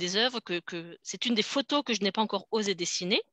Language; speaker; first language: French; native; French